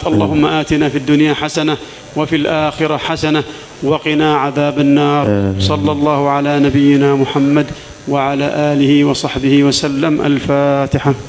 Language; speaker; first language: Arabic; native; Arabic